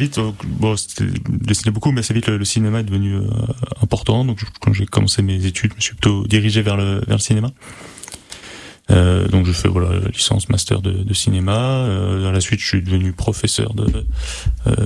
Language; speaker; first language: French; native; French